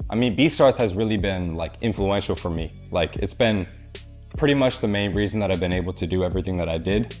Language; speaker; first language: English; native; English